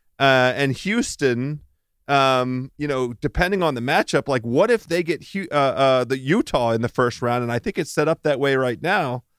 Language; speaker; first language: English; native; English